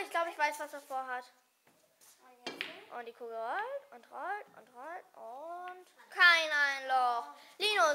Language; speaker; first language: German; native; German